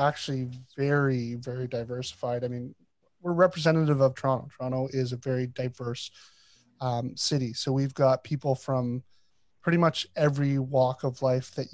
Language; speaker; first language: English; native; English